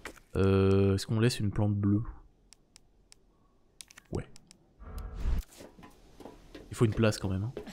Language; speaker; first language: French; native; French